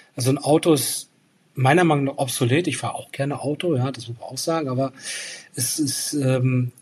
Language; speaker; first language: German; native; German